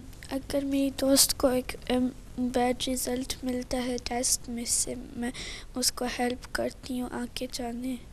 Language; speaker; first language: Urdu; early bilingual, heritage; Urdu